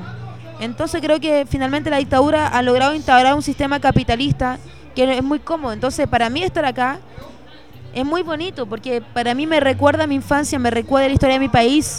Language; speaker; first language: Spanish; early bilingual, heritage; Spanish